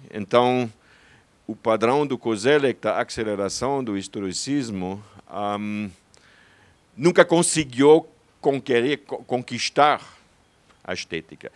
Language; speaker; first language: Portuguese; non-native, fluent; German